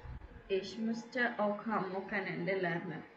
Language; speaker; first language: German; non-native, fluent; Tamil